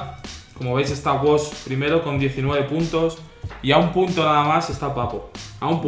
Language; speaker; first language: Spanish; native; Spanish